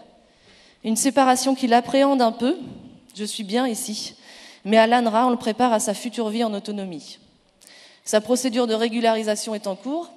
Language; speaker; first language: French; native; French